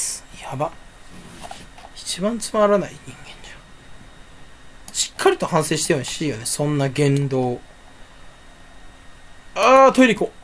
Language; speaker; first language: Japanese; native; Japanese